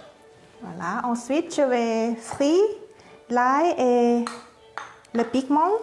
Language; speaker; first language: French; non-native, learner; Thai